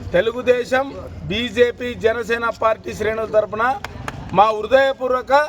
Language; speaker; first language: Telugu; native; Telugu